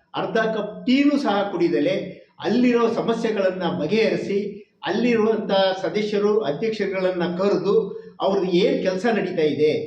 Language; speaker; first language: Kannada; non-native, local second language; Lambadi